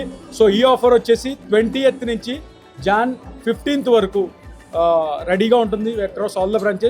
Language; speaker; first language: Telugu; native; Telugu